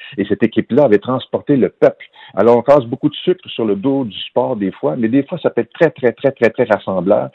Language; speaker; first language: French; native; French